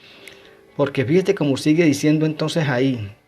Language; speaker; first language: Spanish; native; Spanish